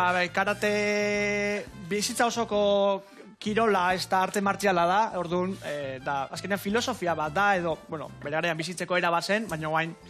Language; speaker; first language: Basque; native; Basque